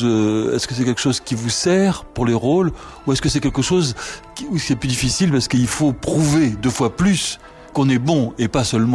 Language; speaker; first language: French; native; French